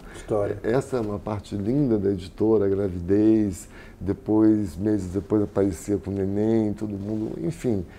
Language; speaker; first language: Portuguese; native; Portuguese